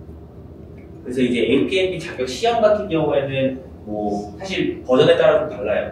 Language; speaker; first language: Korean; native; Korean